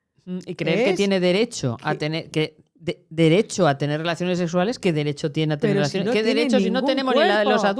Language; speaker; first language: Spanish; native; Spanish